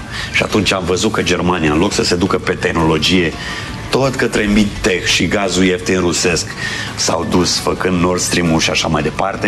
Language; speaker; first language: Romanian; native; Romanian